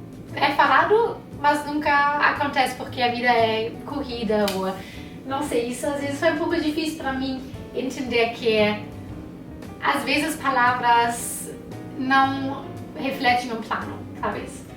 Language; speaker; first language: Portuguese; non-native, fluent; German